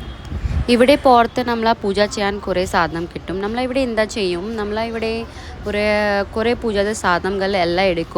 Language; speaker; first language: Malayalam; non-native, learner; Hindi